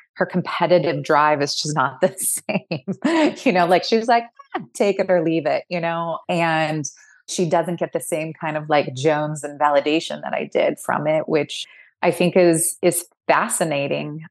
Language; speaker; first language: English; native; English